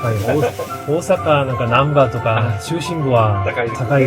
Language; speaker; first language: Japanese; non-native, fluent; Korean